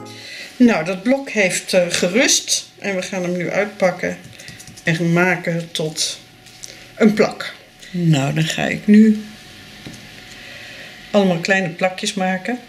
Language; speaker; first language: Dutch; native; Dutch